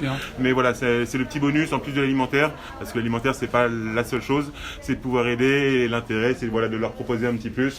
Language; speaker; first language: French; native; French